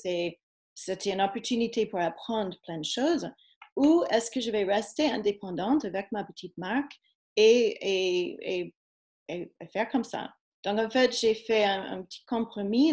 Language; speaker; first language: French; non-native, fluent; English